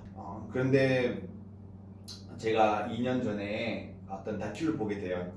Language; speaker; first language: Korean; non-native, fluent; French